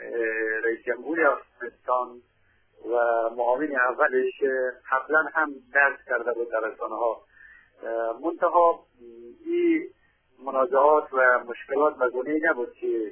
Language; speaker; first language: Persian; native; Persian